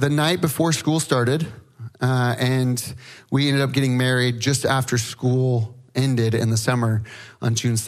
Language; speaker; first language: English; native; English